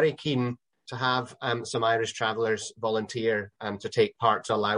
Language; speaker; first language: English; native; English